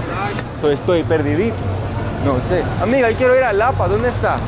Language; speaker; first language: Spanish; non-native, learner; Greek